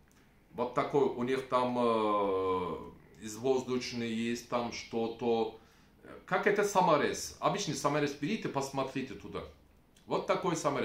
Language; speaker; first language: Russian; non-native, learner; Turkish